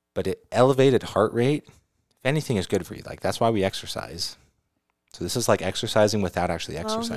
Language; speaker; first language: English; native; English